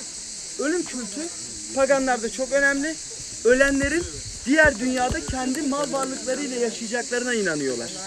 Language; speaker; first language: Turkish; native; Turkish